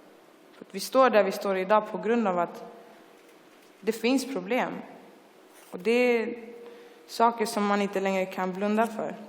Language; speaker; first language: Swedish; early bilingual, other home language; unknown